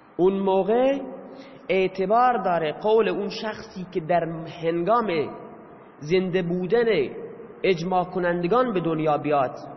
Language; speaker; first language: Persian; non-native, local second language; Baluchi